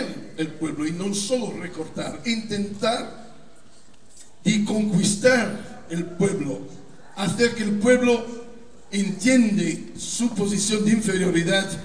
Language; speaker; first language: Spanish; non-native, fluent; Italian